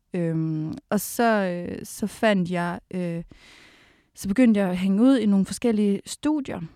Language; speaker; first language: Danish; native; Danish